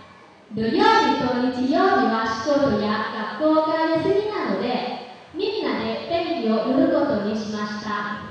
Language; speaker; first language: Japanese; non-native, learner; Lao